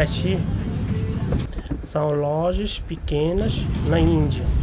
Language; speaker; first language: Portuguese; non-native, learner; Hindi